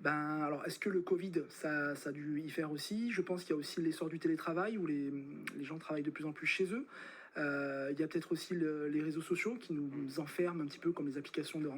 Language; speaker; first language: French; native; French